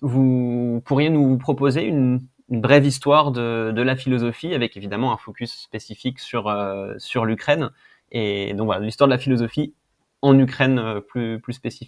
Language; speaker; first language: French; native; French